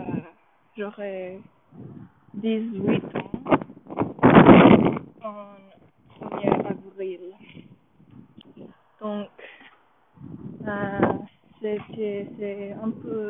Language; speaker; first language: French; non-native, learner; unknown